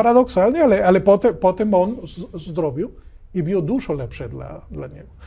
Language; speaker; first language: Polish; non-native, learner; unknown